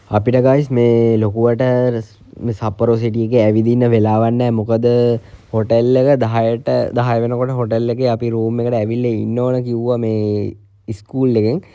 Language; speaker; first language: Sinhala; native; Sinhala